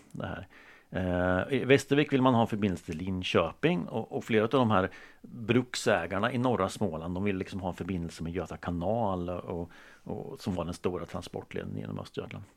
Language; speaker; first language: Swedish; native; Swedish